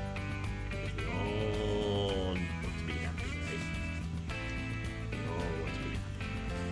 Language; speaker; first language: English; native; English